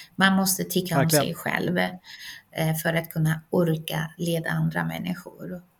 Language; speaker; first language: Swedish; non-native, fluent; Persian